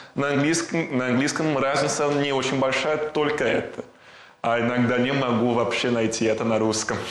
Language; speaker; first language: Russian; non-native, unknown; Portuguese